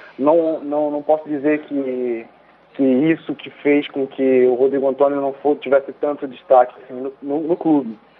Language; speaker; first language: Portuguese; native; Portuguese